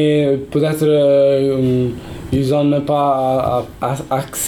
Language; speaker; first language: French; non-native, learner; Italian